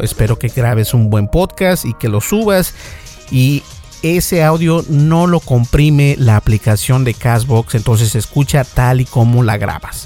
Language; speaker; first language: Spanish; native; Spanish